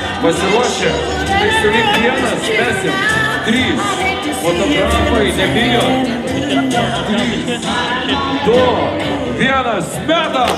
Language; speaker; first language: Lithuanian; native; Lithuanian